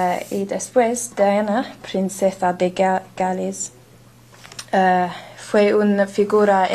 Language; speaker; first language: Spanish; non-native, learner; English